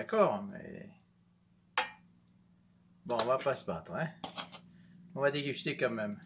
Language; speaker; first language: French; native; French